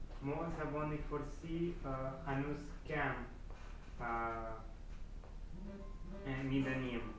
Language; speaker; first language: Persian; non-native, learner; Russian